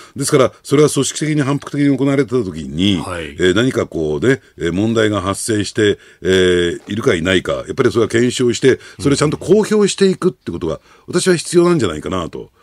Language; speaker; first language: Japanese; native; Japanese